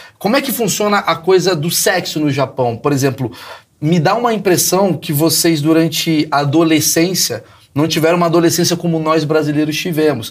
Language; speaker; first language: Portuguese; native; Portuguese